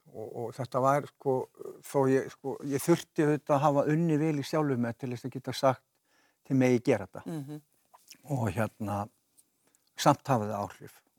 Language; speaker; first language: Icelandic; native; Icelandic